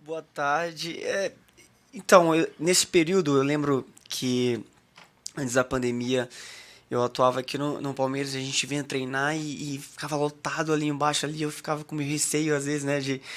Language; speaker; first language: Portuguese; native; Portuguese